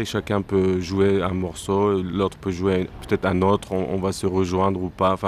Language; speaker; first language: French; non-native, fluent; Turkish